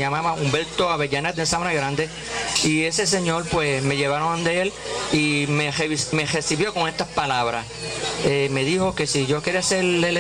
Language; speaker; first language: Spanish; native; Spanish